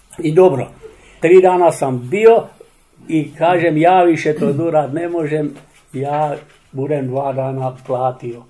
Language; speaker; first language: Serbian; non-native, local second language; Czech